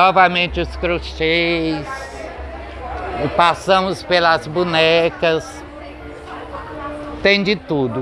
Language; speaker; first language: Portuguese; native; Portuguese